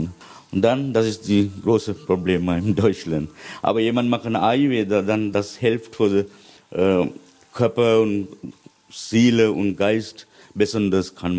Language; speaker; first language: German; non-native, learner; Sinhala